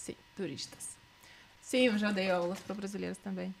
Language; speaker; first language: Portuguese; non-native, learner; Russian